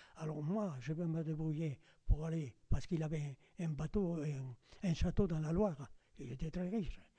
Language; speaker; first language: French; non-native, fluent; Spanish